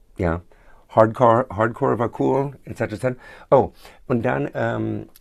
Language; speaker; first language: German; non-native, fluent; English